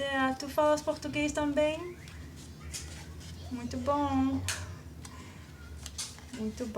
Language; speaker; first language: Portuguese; non-native, learner; English